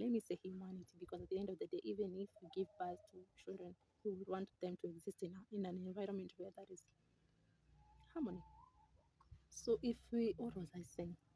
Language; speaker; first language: English; non-native, local second language; Swahili